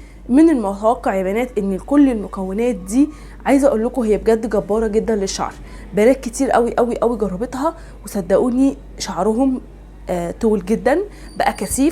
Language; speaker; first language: Arabic; native; Arabic